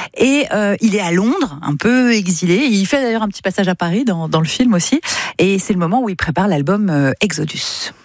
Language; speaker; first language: French; native; French